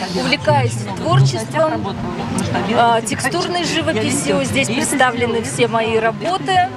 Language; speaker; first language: Russian; native; Russian